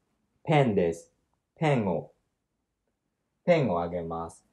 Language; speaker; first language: Japanese; non-native, learner; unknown